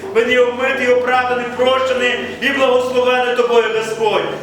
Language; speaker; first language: Ukrainian; native; Ukrainian